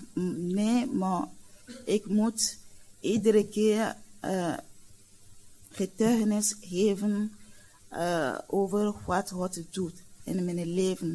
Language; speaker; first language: Dutch; non-native, learner; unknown